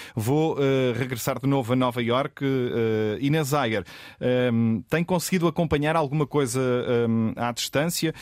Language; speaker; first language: Portuguese; native; Portuguese